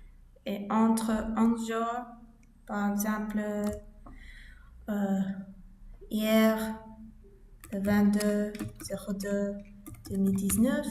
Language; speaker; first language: French; non-native, learner; English